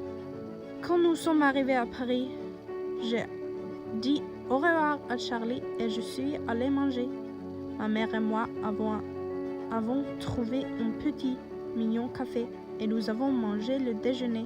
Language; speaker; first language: French; non-native, learner; Norwegian